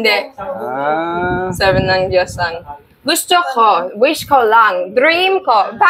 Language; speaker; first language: Filipino; non-native, learner; English